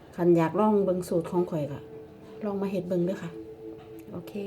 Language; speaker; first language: Thai; non-native, local second language; Northeastern Thai